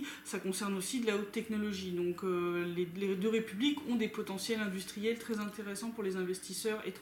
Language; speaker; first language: French; native; French